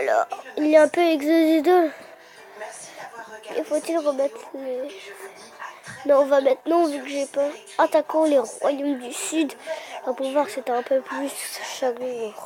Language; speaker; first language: French; native; French